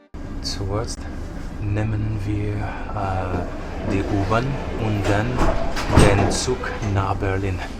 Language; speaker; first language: German; non-native, learner; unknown